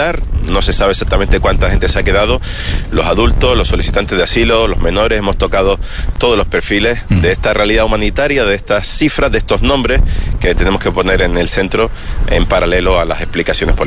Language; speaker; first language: Spanish; native; Spanish